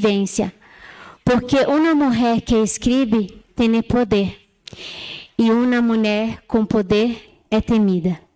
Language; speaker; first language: Spanish; non-native, learner; Portuguese